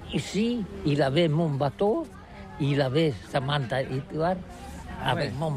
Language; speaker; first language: French; non-native, learner; Catalan